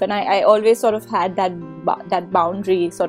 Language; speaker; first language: English; non-native, local second language; Hindi